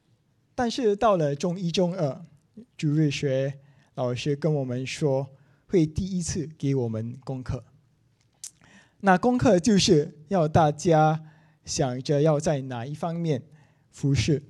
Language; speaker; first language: Chinese; non-native, local second language; English